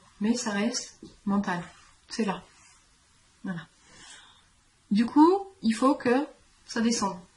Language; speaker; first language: French; native; French